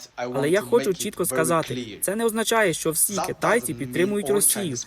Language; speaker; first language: Ukrainian; non-native, fluent; Chinese